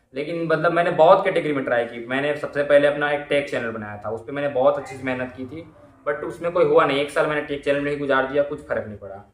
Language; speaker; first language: Hindi; native; Hindi